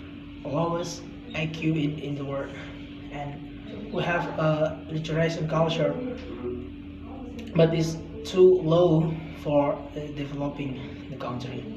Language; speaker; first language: English; non-native, learner; Indonesian